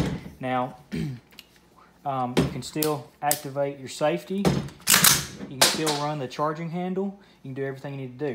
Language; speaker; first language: English; native; English